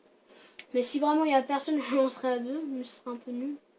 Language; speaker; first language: French; native; French